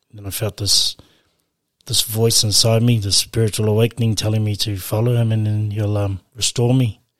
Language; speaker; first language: English; native; English